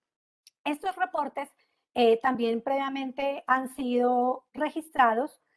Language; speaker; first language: Spanish; native; Spanish